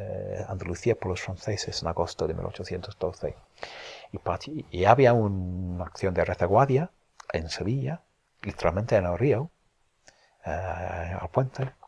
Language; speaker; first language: Spanish; non-native, fluent; English